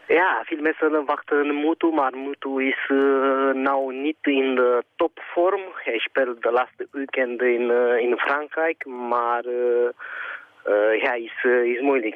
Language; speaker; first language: Dutch; non-native, learner; Romanian